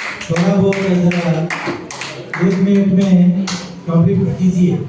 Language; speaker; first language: Hindi; non-native, local second language; Telugu